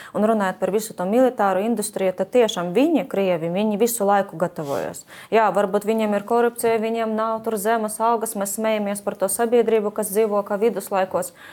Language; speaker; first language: Latvian; non-native, fluent; Ukrainian